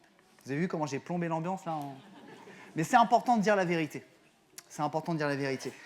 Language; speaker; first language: French; native; French